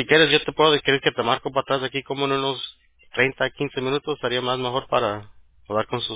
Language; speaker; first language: Spanish; early bilingual, heritage; Spanish